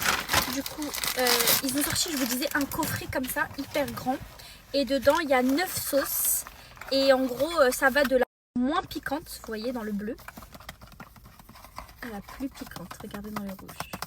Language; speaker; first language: French; native; French